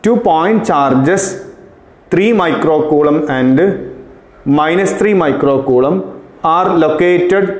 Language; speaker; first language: English; non-native, local second language; Malayalam